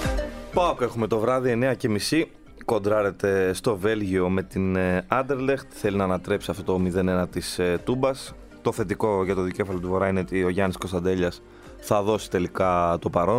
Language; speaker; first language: Greek; native; Greek